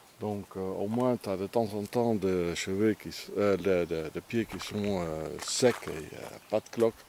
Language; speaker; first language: French; non-native, fluent; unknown